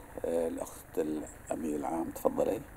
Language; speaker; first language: Arabic; native; Arabic